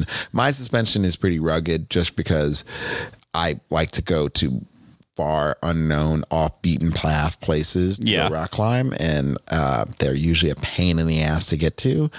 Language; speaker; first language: English; native; English